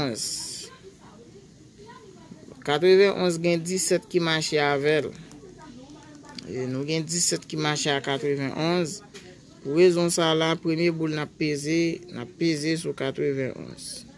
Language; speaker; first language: French; non-native, local second language; Haitian Creole